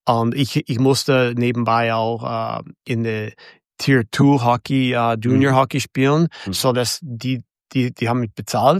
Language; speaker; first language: German; non-native, fluent; English